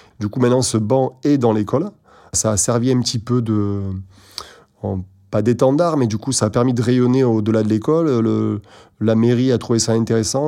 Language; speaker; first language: French; native; French